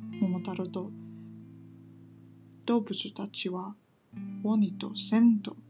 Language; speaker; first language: Japanese; non-native, learner; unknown